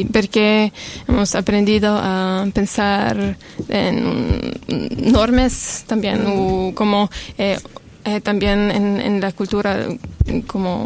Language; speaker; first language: Spanish; non-native, learner; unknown